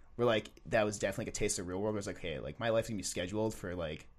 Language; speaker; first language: English; native; English